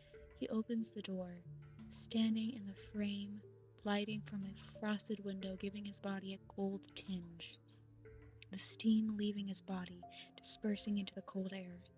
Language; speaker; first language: English; native; English